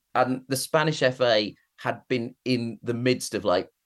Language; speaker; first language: English; native; English